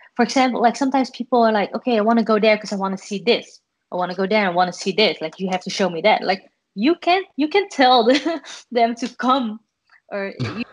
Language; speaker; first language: English; non-native, fluent; Dutch